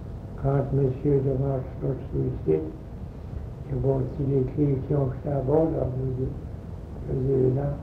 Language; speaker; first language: French; native; French